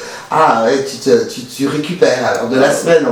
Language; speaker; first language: French; native; French